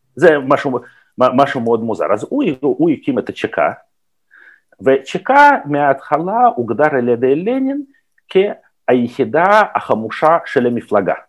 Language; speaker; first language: Hebrew; non-native, fluent; Russian